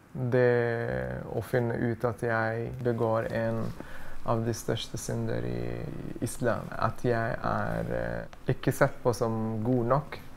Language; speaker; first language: Norwegian; non-native, fluent; Arabic